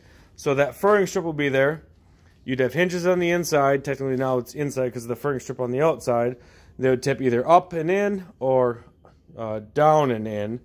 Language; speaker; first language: English; native; English